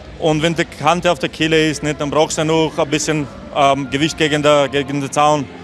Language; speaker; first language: German; non-native, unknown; Albanian